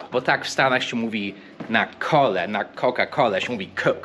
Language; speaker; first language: Polish; non-native, fluent; English